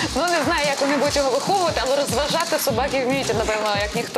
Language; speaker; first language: Ukrainian; native; Ukrainian